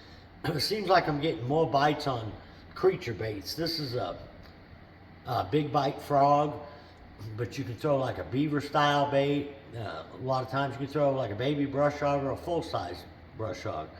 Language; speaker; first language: English; native; English